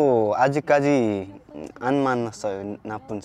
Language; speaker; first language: Korean; non-native, learner; Nepali